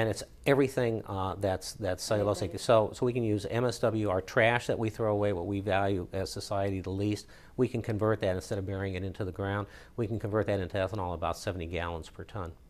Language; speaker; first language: English; native; English